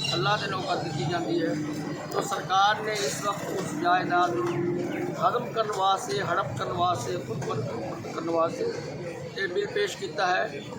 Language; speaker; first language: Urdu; non-native, local second language; Punjabi